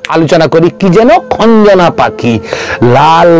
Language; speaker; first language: Bangla; non-native, local second language; Kok Borok